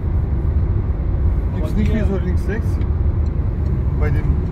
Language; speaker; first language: German; early bilingual, other home language; Turkish